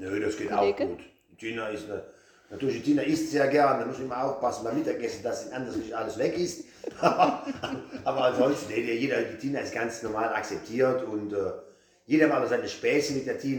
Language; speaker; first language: German; native; German